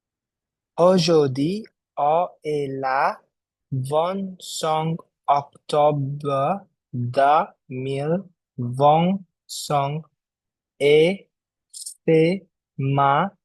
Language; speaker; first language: French; non-native, learner; Bangla